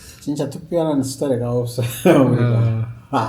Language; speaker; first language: Korean; non-native, learner; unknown